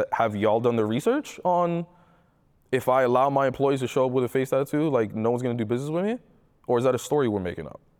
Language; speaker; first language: English; early bilingual, other home language; Spanish